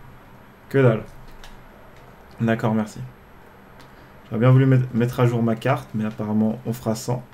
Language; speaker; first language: French; native; French